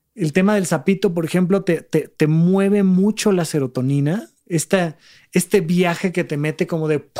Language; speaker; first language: Spanish; native; Spanish